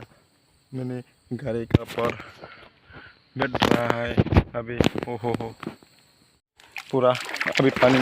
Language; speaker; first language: Hindi; non-native, local second language; Kok Borok